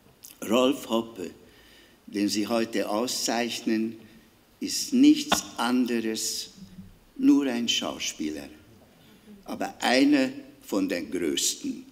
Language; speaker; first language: German; non-native, fluent; Hungarian